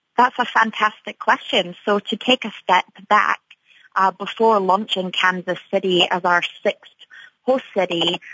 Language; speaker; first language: English; native; English